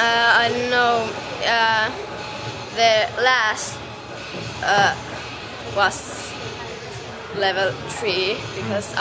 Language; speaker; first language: English; non-native, learner; Finnish